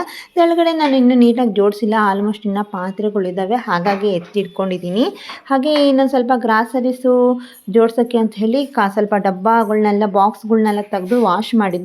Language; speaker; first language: Kannada; native; Kannada